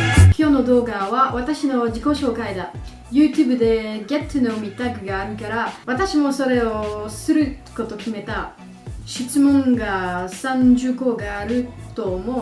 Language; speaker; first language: Japanese; non-native, learner; French